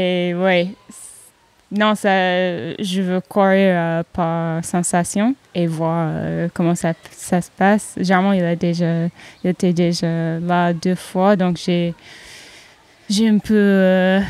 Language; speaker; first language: French; non-native, fluent; English